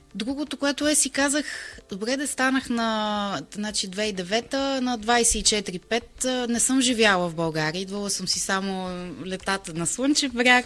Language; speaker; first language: Bulgarian; early bilingual, heritage; Bulgarian